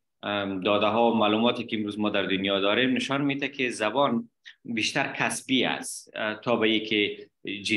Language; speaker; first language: Persian; native; Persian